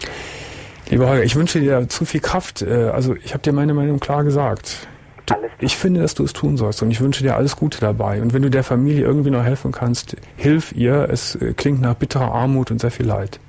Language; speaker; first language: German; native; German